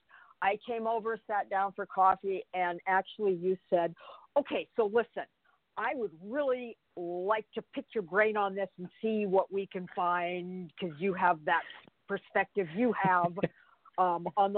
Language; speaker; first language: English; native; English